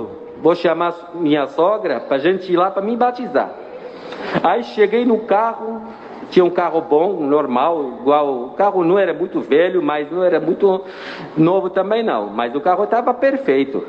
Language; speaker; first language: Portuguese; non-native, fluent; Arabic